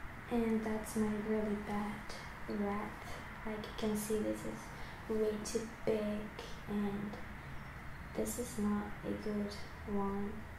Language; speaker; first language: English; non-native, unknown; Dutch